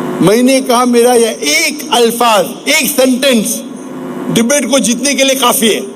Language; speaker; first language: Urdu; non-native, local second language; Konkani